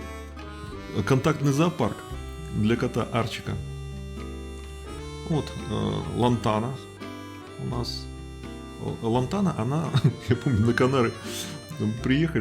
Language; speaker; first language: Russian; native; Russian